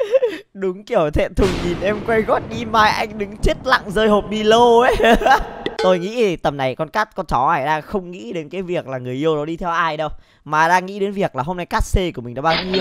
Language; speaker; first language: Vietnamese; native; Vietnamese